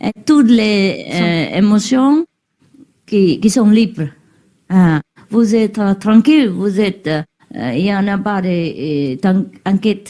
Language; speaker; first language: French; non-native, learner; Vietnamese